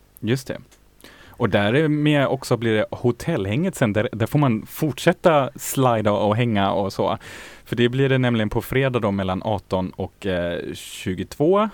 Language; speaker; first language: Swedish; native; Swedish